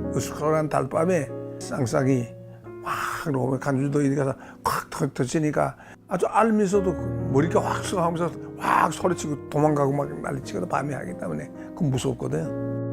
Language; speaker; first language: Korean; native; Korean